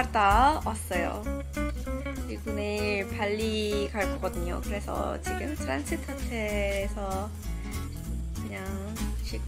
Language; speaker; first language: Korean; non-native, fluent; English